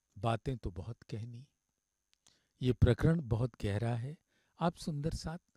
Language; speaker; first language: Hindi; native; Hindi